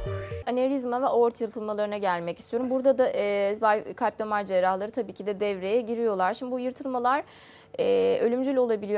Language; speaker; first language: Turkish; native; Turkish